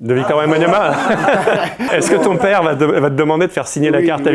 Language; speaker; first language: French; native; French